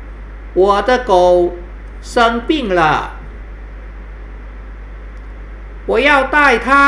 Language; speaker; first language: Chinese; non-native, fluent; Thai